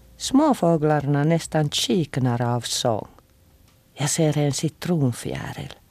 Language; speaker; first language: Swedish; non-native, local second language; Finnish